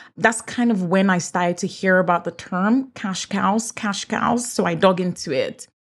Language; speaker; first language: English; native; English